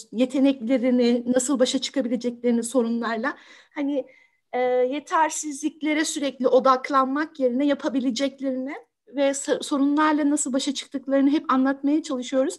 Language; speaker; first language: Turkish; native; Turkish